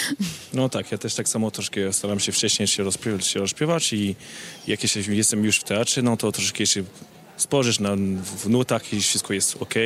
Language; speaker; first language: Polish; non-native, learner; French